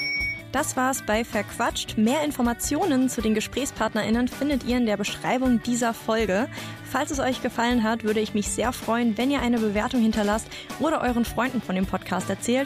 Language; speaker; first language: German; native; German